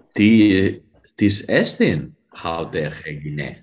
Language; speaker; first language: Greek; non-native, learner; English